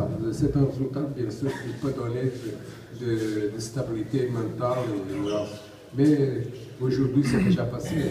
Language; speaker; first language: French; non-native, learner; Portuguese